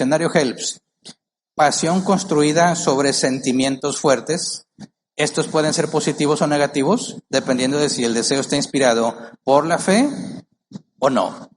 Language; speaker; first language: Spanish; native; Spanish